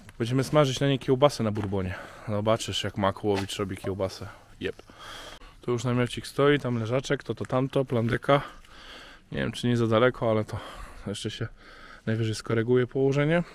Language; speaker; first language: Polish; native; Polish